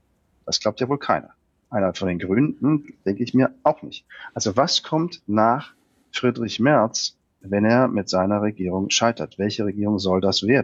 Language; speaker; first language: German; native; German